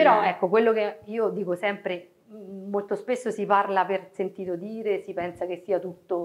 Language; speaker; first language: Italian; native; Italian